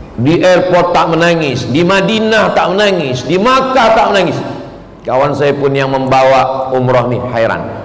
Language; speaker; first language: Malay; native; Malay